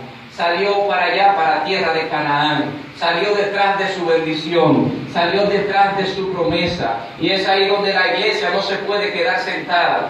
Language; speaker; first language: Spanish; native; Spanish